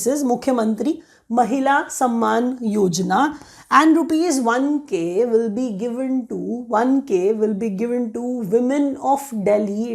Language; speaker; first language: English; non-native, local second language; Hindi